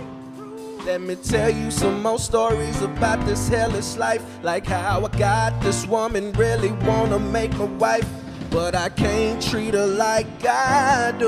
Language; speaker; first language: English; native; English